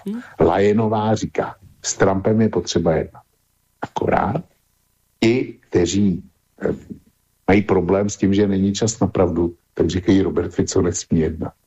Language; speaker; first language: Czech; native; Czech